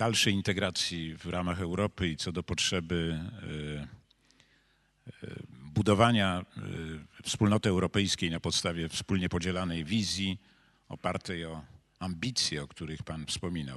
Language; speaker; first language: Polish; native; Polish